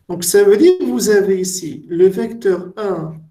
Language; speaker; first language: French; non-native, local second language; Arabic